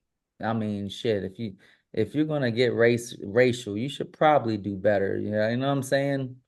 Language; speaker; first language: English; native; English